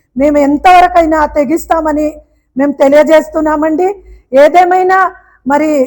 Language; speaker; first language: Telugu; native; Telugu